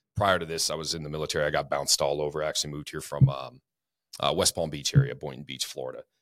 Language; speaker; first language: English; native; English